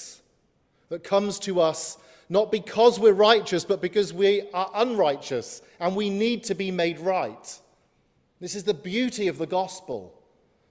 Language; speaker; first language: English; native; English